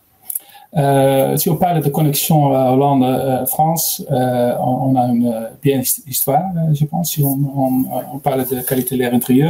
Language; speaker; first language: French; non-native, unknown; Dutch